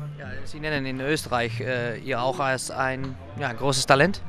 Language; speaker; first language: German; non-native, learner; Dutch